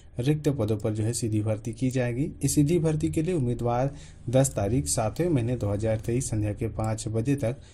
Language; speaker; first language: Hindi; native; Hindi